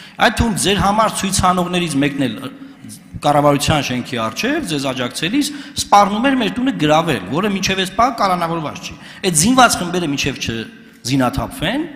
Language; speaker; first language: Armenian; native; Armenian